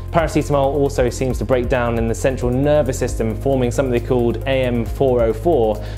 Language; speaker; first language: English; native; English